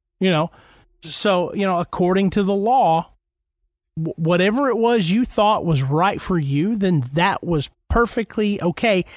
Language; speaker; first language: English; native; English